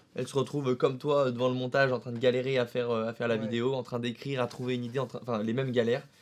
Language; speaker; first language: French; native; French